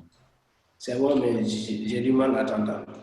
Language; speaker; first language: French; non-native, local second language; Arabic